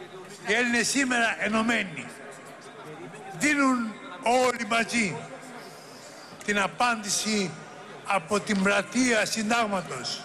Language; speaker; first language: Greek; native; Greek